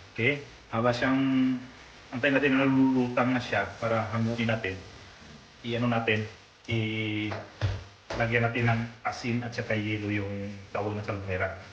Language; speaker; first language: Filipino; native; Filipino